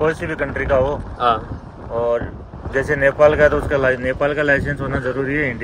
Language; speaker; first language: Hindi; native; Hindi